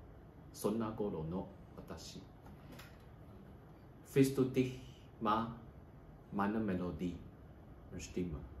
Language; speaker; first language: German; non-native, learner; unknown